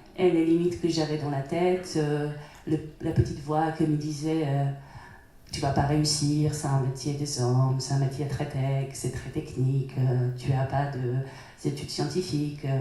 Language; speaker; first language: French; non-native, fluent; Polish